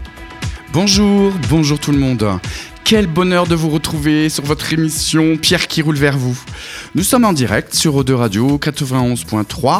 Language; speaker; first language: French; native; French